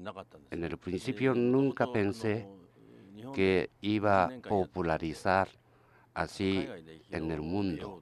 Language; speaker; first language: Spanish; non-native, learner; Japanese